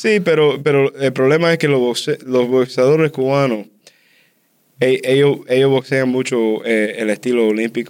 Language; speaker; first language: Spanish; early bilingual, heritage; Spanish